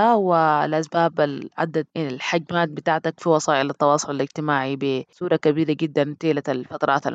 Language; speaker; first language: Arabic; native; Arabic